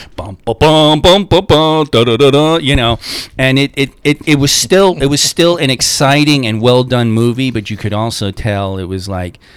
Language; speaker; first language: English; native; English